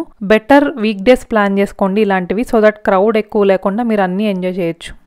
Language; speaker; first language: Telugu; native; Telugu